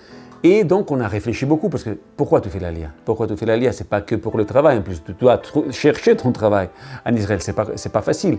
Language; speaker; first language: French; non-native, learner; Italian